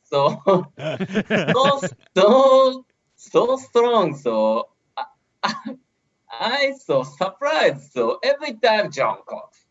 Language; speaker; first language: English; non-native, learner; Japanese